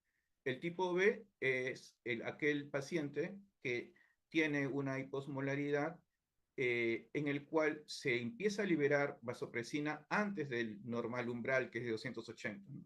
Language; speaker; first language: Spanish; native; Spanish